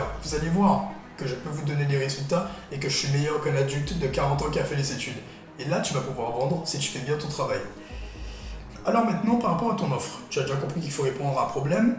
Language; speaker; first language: French; native; French